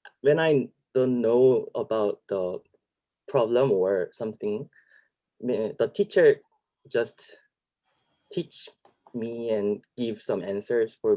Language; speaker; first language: English; non-native, learner; Korean